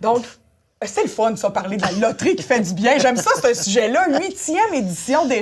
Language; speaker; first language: French; native; French